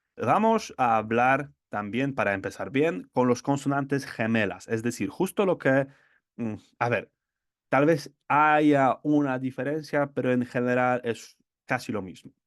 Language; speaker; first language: Spanish; non-native, fluent; Polish